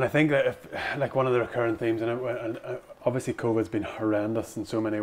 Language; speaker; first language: English; native; English